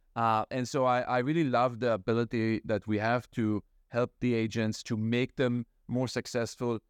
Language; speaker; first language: English; non-native, fluent; Hebrew